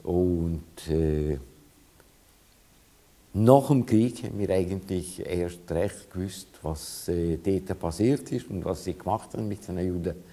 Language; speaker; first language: German; non-native, fluent; Hungarian